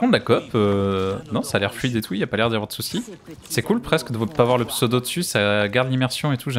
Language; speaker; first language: French; native; French